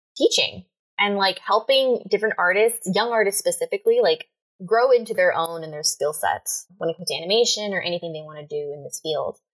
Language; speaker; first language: English; native; English